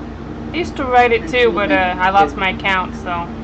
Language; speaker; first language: English; native; English